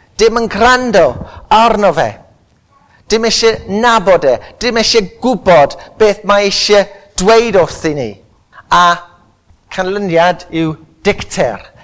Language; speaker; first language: Welsh; non-native, local second language; English